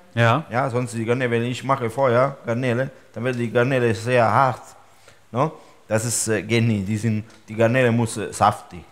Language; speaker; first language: German; non-native, fluent; Italian